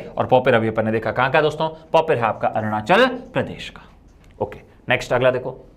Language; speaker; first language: Hindi; native; Hindi